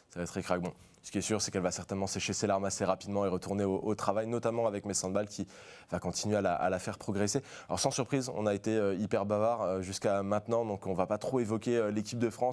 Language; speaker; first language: French; native; French